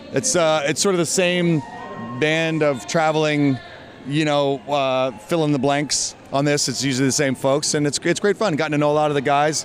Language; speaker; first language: English; native; English